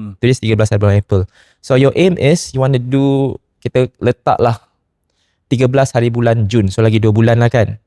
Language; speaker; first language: Malay; native; Malay